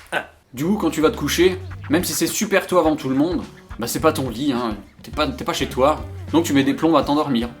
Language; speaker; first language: French; native; French